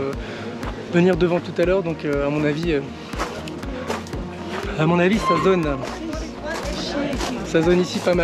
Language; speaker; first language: French; native; French